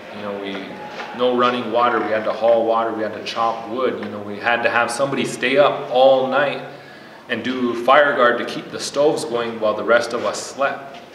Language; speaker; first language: English; native; English